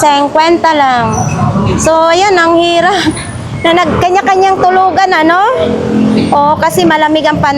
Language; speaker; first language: Filipino; non-native, local second language; Cebuano